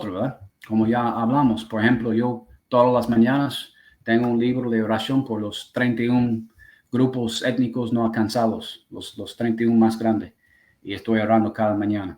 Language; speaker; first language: Spanish; non-native, fluent; English